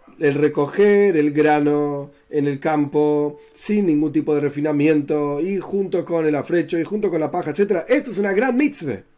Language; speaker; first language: Spanish; native; Spanish